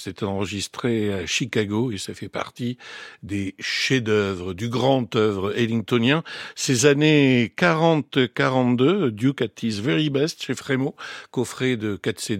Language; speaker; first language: French; native; French